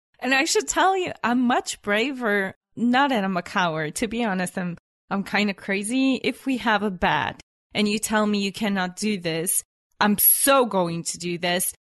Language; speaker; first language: English; non-native, fluent; Bulgarian